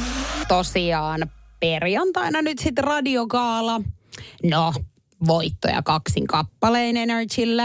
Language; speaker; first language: Finnish; native; Finnish